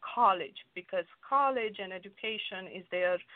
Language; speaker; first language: English; non-native, fluent; Romanian